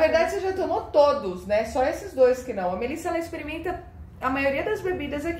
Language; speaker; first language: Portuguese; native; Portuguese